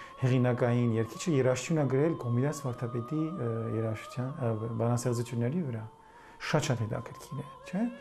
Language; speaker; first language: Armenian; early bilingual, heritage; Armenian